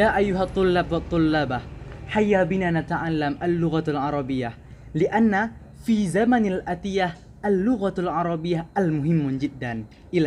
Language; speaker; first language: Arabic; non-native, learner; Indonesian